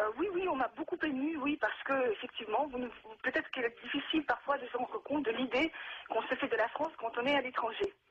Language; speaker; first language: French; non-native, fluent; Russian